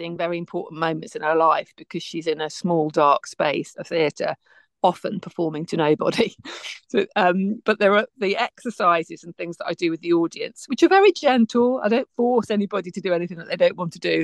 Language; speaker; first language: English; native; English